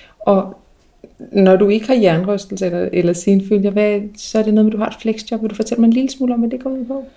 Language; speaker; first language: Danish; native; Danish